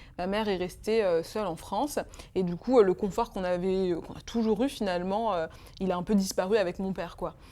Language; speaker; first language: French; early bilingual, other home language; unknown